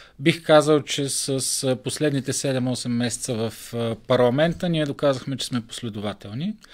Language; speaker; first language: Bulgarian; native; Bulgarian